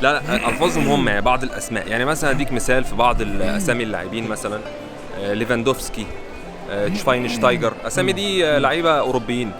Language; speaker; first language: Arabic; native; Arabic